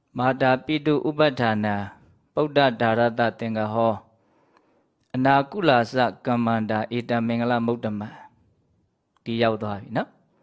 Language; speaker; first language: Burmese; native; Burmese